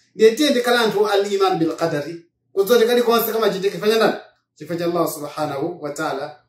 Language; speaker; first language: Nyanja; non-native, local second language; Yao